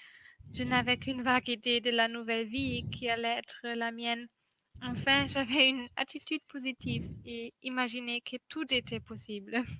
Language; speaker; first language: French; non-native, fluent; German